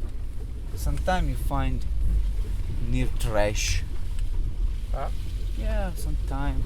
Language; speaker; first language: English; non-native, learner; Italian